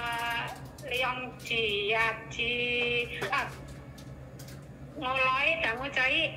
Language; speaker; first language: Cantonese; non-native, learner; Indonesian